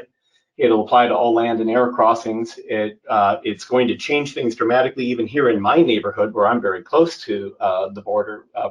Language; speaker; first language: English; native; English